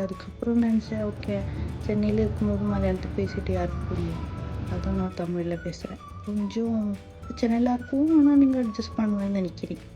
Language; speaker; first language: Tamil; non-native, local second language; Malayalam